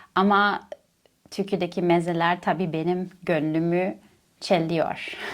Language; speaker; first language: Turkish; non-native, fluent; German